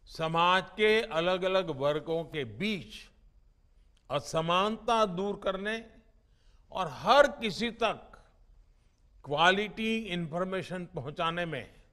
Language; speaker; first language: Hindi; non-native, local second language; Gujarati